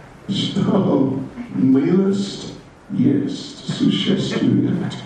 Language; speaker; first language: Russian; non-native, learner; English